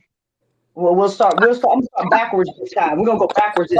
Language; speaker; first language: English; native; English